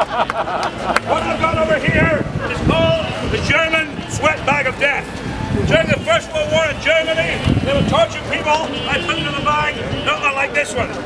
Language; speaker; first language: English; native; English